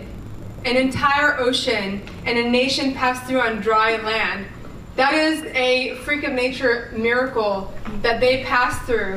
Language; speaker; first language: English; native; English